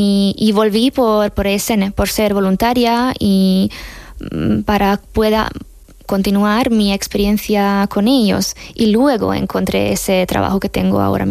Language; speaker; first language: Spanish; non-native, fluent; Hungarian